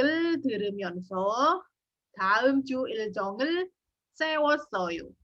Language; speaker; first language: Korean; non-native, fluent; Indonesian